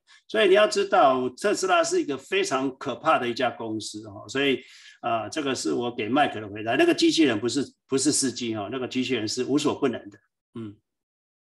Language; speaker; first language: Chinese; native; Chinese